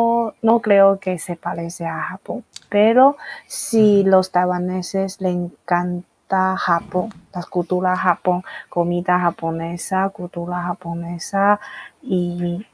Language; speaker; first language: Spanish; non-native, fluent; Chinese